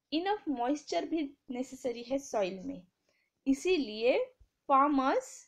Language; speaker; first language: Hindi; non-native, local second language; Marathi